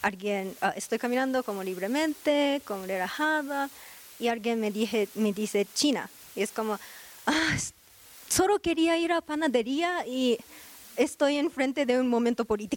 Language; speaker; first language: Spanish; non-native, learner; Japanese